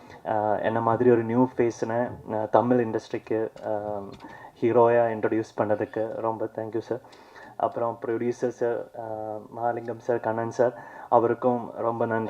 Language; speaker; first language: Tamil; non-native, learner; Malayalam